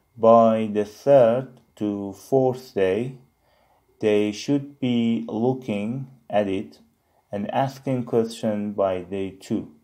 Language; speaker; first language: English; non-native, fluent; Persian